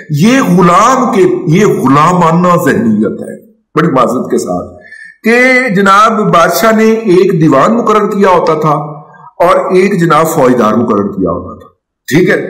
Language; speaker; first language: Urdu; non-native, local second language; Punjabi